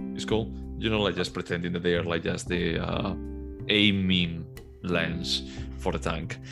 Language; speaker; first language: English; non-native, fluent; Galician